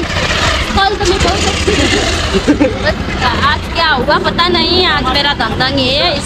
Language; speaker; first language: Hindi; non-native, learner; Nepali